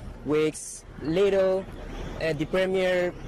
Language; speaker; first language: English; non-native, learner; Spanish